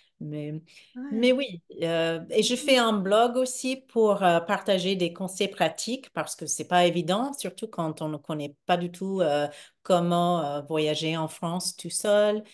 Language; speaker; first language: French; non-native, fluent; English